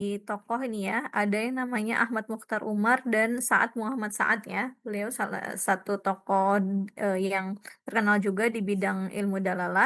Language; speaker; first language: Indonesian; native; Indonesian